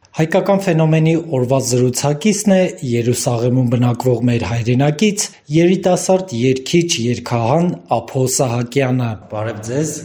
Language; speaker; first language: Armenian; native; Armenian